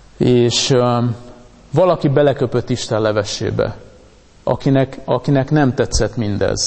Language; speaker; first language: Hungarian; native; Hungarian